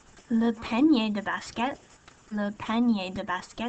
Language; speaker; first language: French; non-native, fluent; English